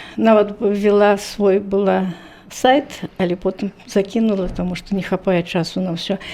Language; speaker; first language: Belarusian; native; Belarusian